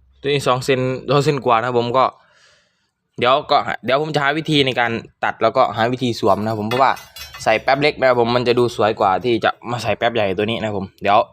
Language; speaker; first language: Thai; native; Thai